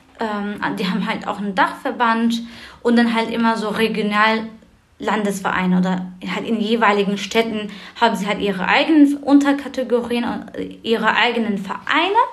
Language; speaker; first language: German; early bilingual, other home language; Turkish